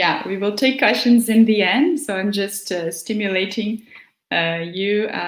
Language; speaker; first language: English; non-native, fluent; Portuguese